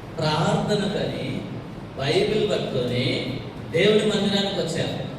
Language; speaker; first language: Telugu; non-native, local second language; Tamil